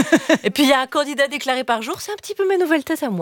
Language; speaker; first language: French; native; French